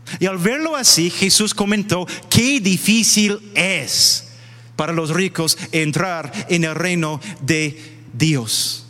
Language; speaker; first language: Spanish; non-native, fluent; English